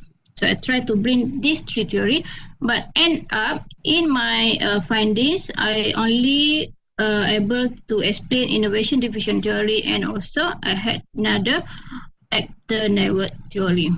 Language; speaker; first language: English; non-native, fluent; Malay